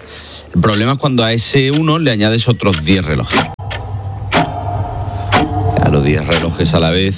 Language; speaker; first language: Spanish; native; Spanish